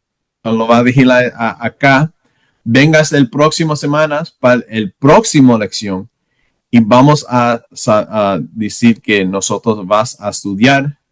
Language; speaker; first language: Spanish; non-native, learner; English